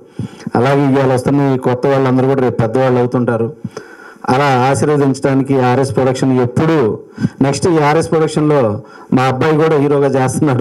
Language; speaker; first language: Telugu; native; Telugu